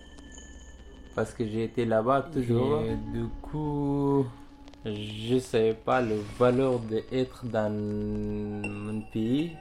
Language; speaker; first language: French; non-native, learner; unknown